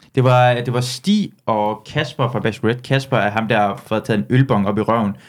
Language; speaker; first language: Danish; native; Danish